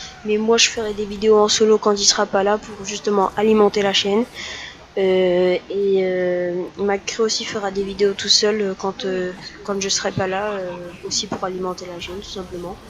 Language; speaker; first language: French; native; French